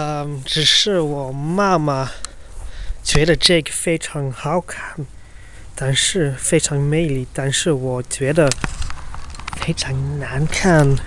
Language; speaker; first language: Chinese; non-native, learner; Dutch